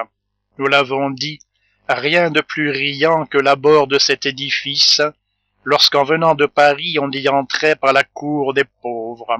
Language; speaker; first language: French; native; French